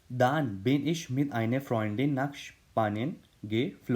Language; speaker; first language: German; non-native, fluent; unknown